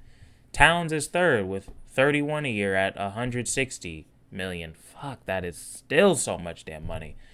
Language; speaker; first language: English; native; English